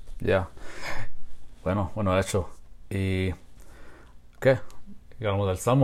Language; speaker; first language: Spanish; non-native, fluent; English